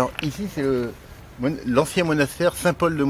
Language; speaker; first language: French; native; French